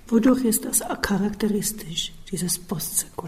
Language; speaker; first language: German; non-native, fluent; Czech